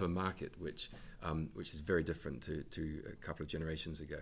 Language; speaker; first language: English; native; English